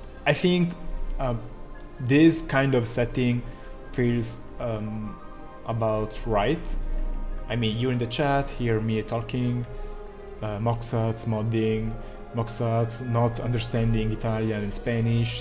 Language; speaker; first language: English; non-native, fluent; Italian